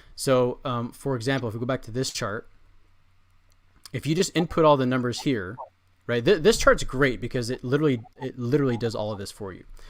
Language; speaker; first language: English; native; English